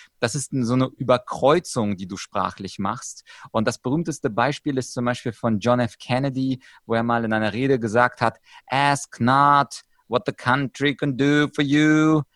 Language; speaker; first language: German; early bilingual, other home language; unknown